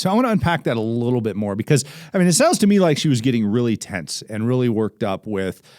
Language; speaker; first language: English; native; English